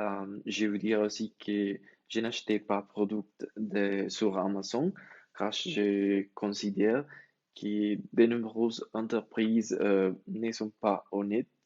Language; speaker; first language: French; non-native, learner; Spanish